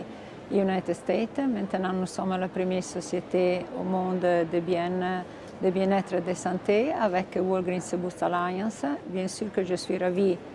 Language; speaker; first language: French; non-native, fluent; Italian